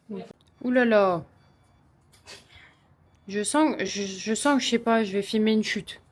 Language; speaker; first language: French; native; French